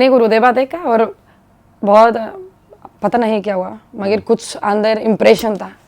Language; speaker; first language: Hindi; non-native, learner; Spanish